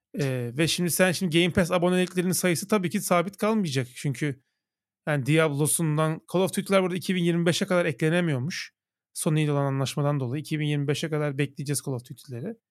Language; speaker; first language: Turkish; native; Turkish